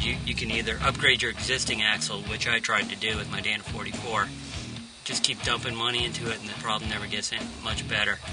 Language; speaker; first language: English; native; English